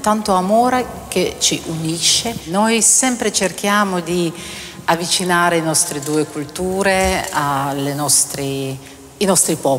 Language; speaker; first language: Italian; non-native, fluent; Russian